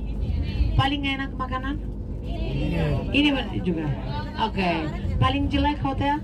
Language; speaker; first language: Indonesian; non-native, fluent; Turkish